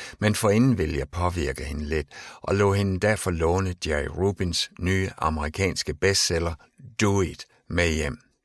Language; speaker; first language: Danish; native; Danish